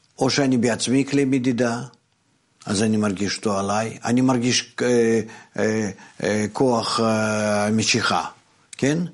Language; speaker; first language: Hebrew; non-native, fluent; Russian